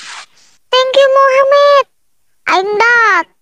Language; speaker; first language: Vietnamese; non-native, learner; Indonesian